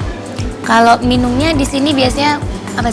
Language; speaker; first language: Indonesian; native; Indonesian